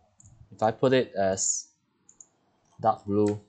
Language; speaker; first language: English; non-native, fluent; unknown